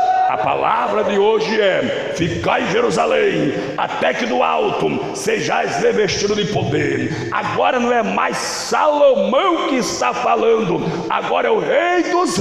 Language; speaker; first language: Portuguese; native; Portuguese